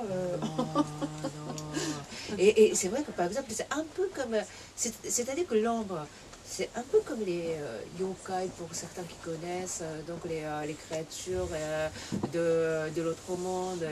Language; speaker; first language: French; non-native, fluent; Japanese